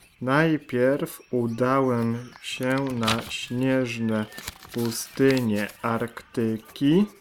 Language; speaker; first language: Polish; native; Polish